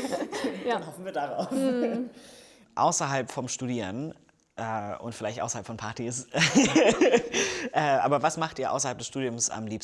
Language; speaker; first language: German; native; German